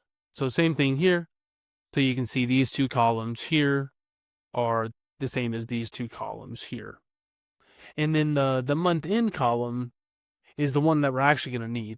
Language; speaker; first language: English; native; English